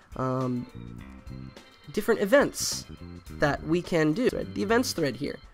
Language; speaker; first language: English; native; English